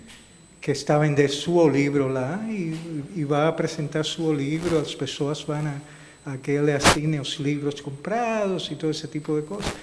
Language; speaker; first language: Portuguese; non-native, learner; Spanish